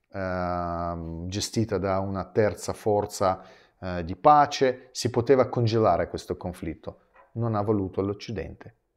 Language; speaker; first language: Italian; non-native, fluent; Russian